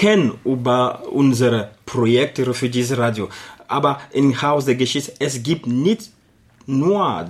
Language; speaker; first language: German; non-native, learner; Arabic